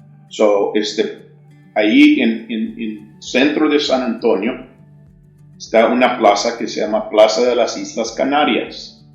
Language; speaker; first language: Spanish; early bilingual, heritage; English